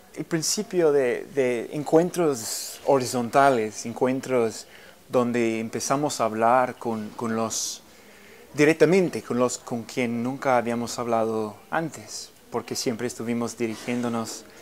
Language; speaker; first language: Spanish; non-native, fluent; English